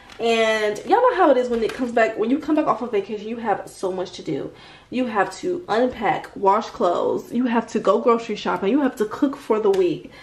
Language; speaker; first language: English; native; English